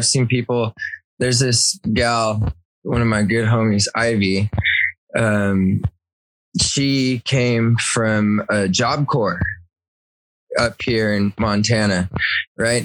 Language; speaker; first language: English; native; English